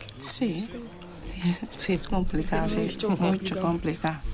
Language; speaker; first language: Spanish; non-native, learner; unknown